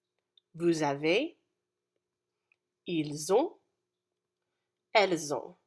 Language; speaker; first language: French; non-native, fluent; English